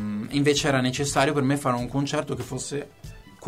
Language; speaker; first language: Italian; native; Italian